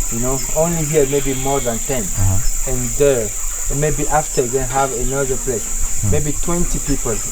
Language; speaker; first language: English; non-native, learner; Sango